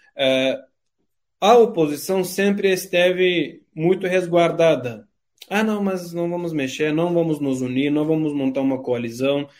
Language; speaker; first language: Portuguese; non-native, fluent; Turkish